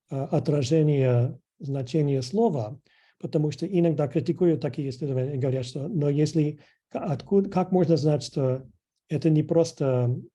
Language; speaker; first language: Russian; non-native, fluent; English